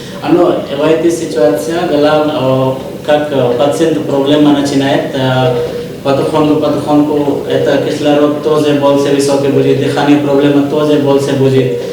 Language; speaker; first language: Russian; non-native, learner; Hindi